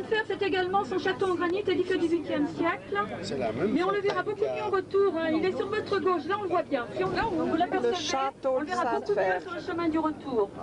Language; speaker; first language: French; native; French